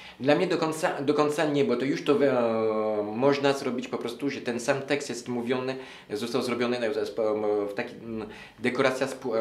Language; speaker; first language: Polish; non-native, learner; French